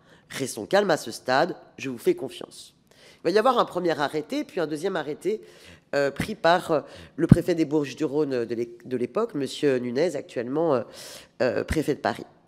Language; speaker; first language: French; native; French